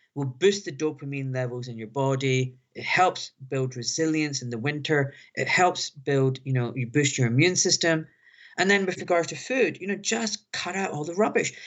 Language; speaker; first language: English; native; English